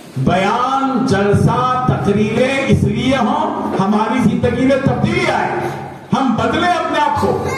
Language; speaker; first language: Urdu; native; Urdu